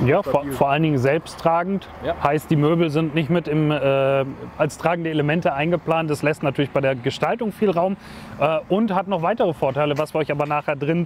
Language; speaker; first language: German; native; German